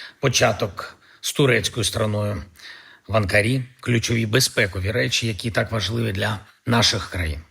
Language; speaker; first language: Ukrainian; native; Ukrainian